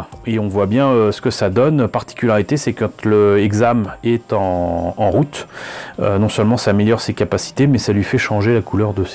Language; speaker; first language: French; native; French